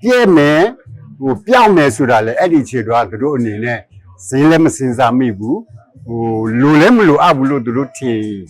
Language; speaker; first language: Burmese; non-native, local second language; S'gaw Karen